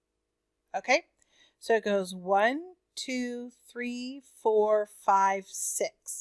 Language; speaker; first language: English; native; English